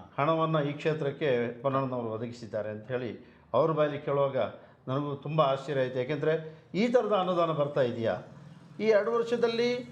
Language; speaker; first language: Kannada; non-native, local second language; Kodava